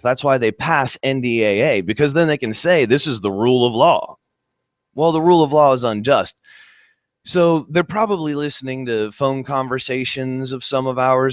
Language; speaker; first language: English; native; English